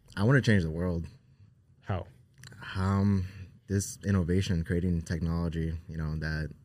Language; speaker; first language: English; native; English